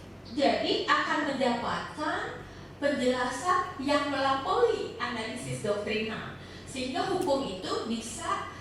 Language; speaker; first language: Indonesian; native; Indonesian